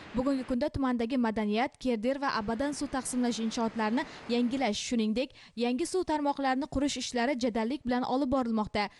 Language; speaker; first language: Uzbek; native; Uzbek